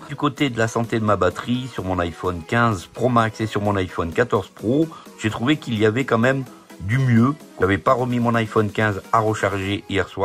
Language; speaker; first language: French; native; French